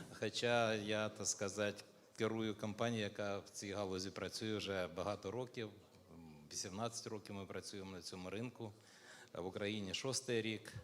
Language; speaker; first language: Ukrainian; native; Ukrainian